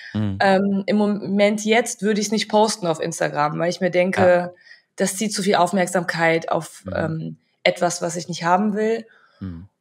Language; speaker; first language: German; native; German